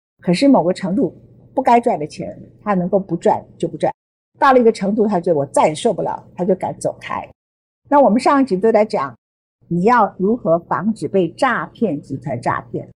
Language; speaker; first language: Chinese; native; Chinese